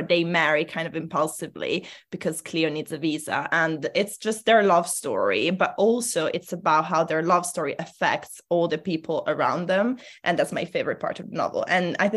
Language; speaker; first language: English; non-native, fluent; Italian